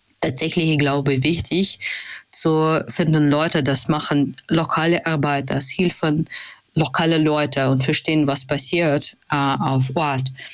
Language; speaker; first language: German; non-native, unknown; Russian